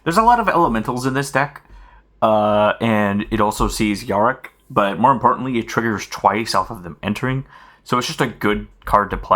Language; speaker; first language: English; native; English